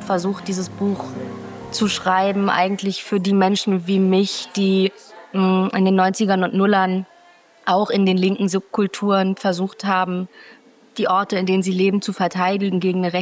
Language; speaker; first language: German; native; German